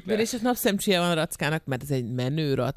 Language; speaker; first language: Hungarian; native; Hungarian